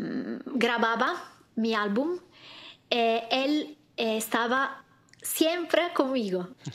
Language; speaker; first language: Spanish; non-native, learner; Italian